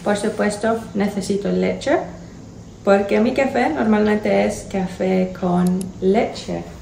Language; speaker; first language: Spanish; non-native, learner; English